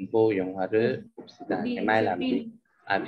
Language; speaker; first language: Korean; non-native, fluent; Vietnamese